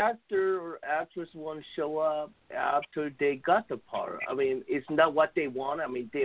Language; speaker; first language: English; non-native, fluent; Korean